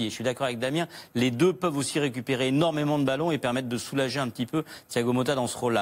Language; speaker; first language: French; native; French